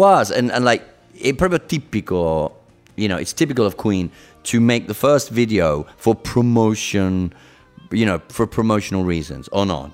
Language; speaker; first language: English; native; English